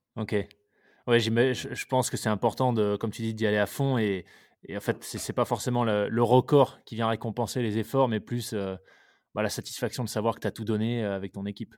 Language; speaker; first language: French; native; French